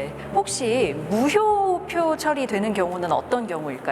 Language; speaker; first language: Korean; native; Korean